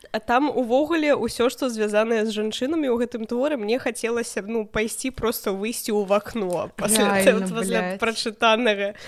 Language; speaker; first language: Belarusian; non-native, local second language; Russian